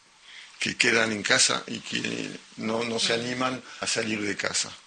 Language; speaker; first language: Spanish; non-native, local second language; French